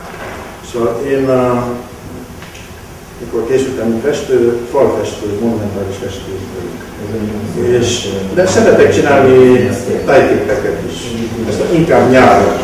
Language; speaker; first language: Hungarian; non-native, local second language; Romanian